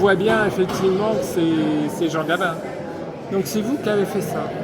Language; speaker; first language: French; native; French